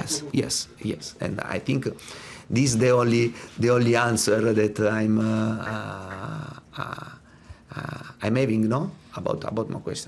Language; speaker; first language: English; non-native, fluent; Italian